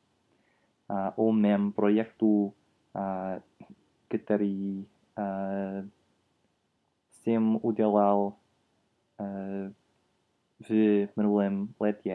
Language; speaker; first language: Czech; non-native, learner; English